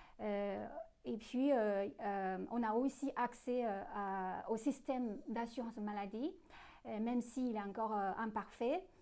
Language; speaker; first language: French; non-native, fluent; Chinese